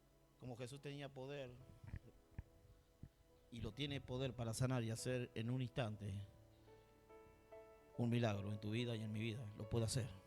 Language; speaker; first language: Spanish; native; Spanish